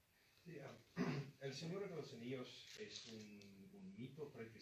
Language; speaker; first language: Spanish; non-native, fluent; English